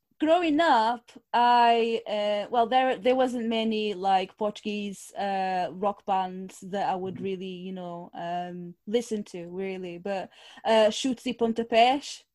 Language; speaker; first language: English; non-native, fluent; Portuguese